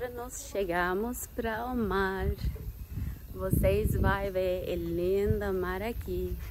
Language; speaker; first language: Portuguese; non-native, learner; Turkish